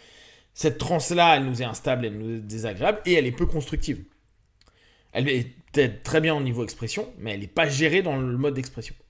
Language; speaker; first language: French; native; French